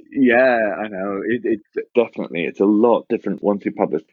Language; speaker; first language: English; native; English